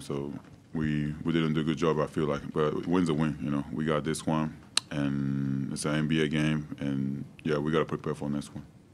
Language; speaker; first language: English; non-native, fluent; Japanese